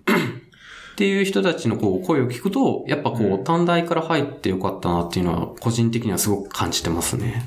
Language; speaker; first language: Japanese; native; Japanese